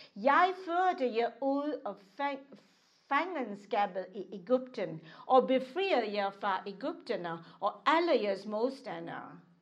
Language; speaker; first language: Danish; non-native, fluent; English